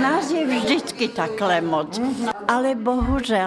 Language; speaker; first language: Czech; non-native, fluent; Russian